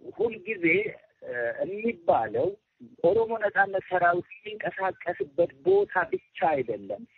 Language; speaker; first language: Amharic; non-native, local second language; Oromo